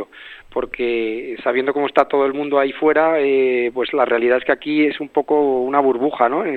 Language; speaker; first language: Spanish; native; Spanish